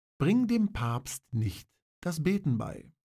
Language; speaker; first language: German; non-native, fluent; Polish